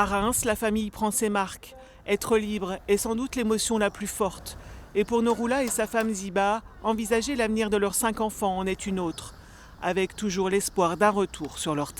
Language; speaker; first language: French; native; French